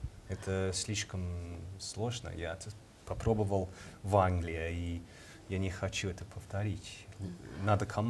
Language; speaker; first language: Russian; non-native, fluent; English